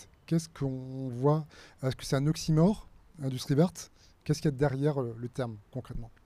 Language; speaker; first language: French; native; French